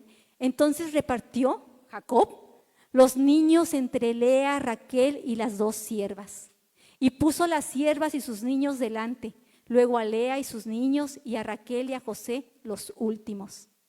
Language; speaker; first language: Spanish; native; Spanish